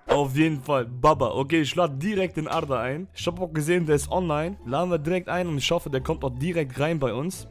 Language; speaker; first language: German; early bilingual, other home language; Turkish